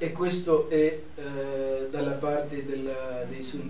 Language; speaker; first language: Italian; non-native, fluent; Arabic